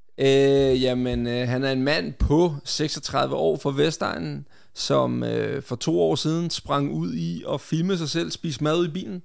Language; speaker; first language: Danish; native; Danish